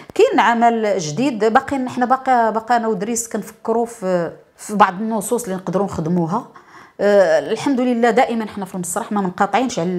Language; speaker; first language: Arabic; native; Arabic